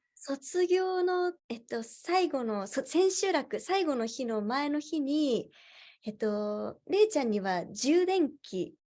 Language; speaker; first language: Japanese; native; Japanese